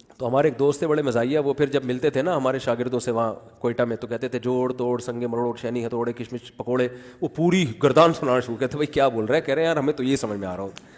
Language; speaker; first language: Urdu; native; Urdu